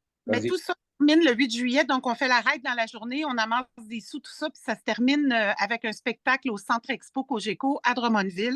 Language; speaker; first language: French; native; French